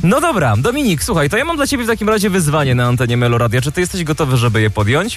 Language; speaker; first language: Polish; native; Polish